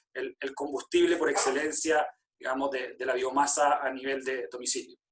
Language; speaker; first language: Spanish; native; Spanish